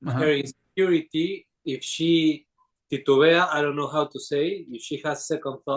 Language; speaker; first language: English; non-native, fluent; Spanish